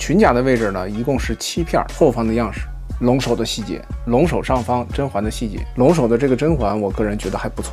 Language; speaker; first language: Chinese; native; Chinese